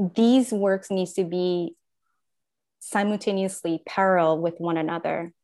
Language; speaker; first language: English; non-native, fluent; Japanese